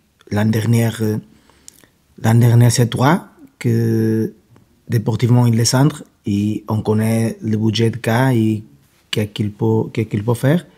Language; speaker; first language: French; non-native, fluent; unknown